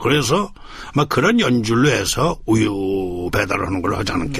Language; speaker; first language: Korean; native; Korean